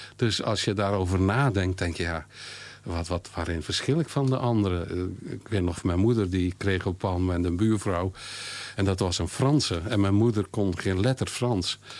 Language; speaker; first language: Dutch; native; Dutch